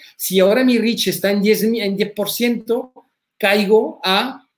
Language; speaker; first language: Spanish; early bilingual, heritage; French